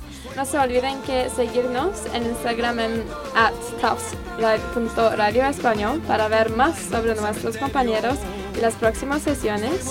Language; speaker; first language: Spanish; non-native, learner; English